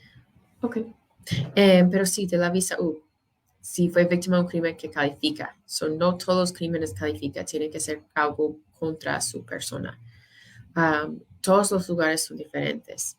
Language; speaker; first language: Spanish; non-native, fluent; English